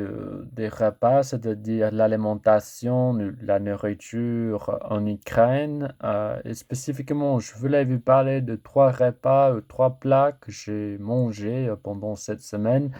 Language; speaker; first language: French; non-native, learner; English